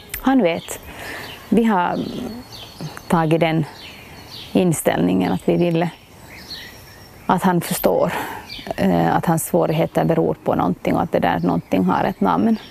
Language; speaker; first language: Swedish; native; Swedish